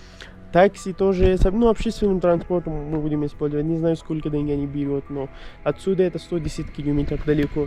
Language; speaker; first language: Russian; non-native, learner; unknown